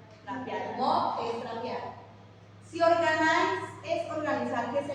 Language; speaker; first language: Spanish; non-native, fluent; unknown